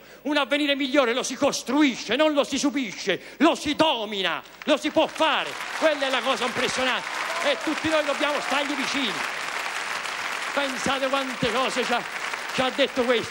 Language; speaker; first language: Italian; native; Italian